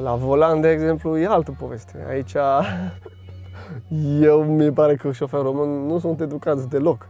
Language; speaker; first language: Romanian; non-native, fluent; French